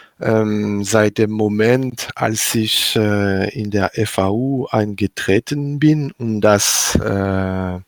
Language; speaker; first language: German; non-native, learner; French